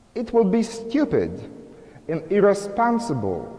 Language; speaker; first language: English; non-native, fluent; Polish